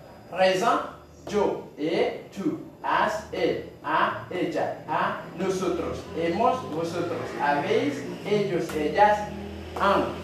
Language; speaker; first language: Spanish; non-native, fluent; Haitian Creole